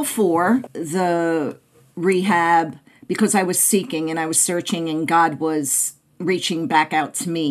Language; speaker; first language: English; native; English